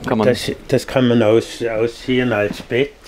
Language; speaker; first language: German; non-native, fluent; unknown